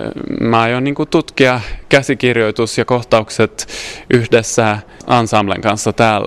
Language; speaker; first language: Finnish; non-native, fluent; Swedish